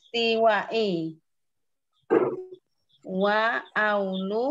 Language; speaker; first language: Arabic; non-native, learner; Indonesian